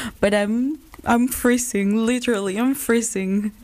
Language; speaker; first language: English; non-native, fluent; Spanish